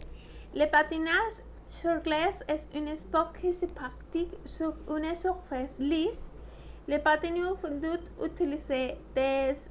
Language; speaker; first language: French; non-native, learner; Spanish